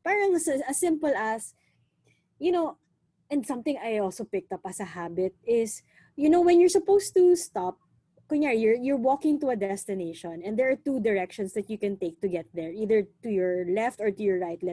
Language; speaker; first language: English; non-native, local second language; Filipino